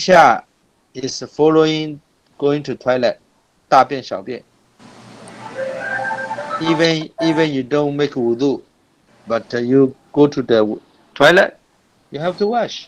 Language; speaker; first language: English; non-native, fluent; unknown